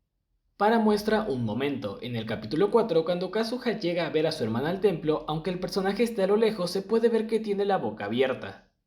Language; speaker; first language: Spanish; native; Spanish